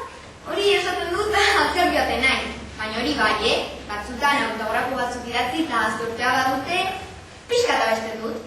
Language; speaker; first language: Basque; non-native, local second language; Spanish